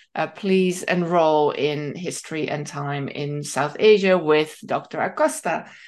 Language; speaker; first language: English; non-native, fluent; Dutch